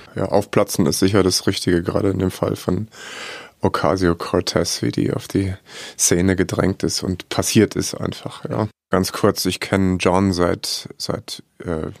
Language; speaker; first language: German; native; German